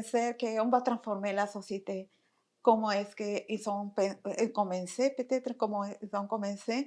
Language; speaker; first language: French; non-native, fluent; Spanish